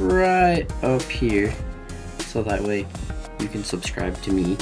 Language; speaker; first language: English; native; English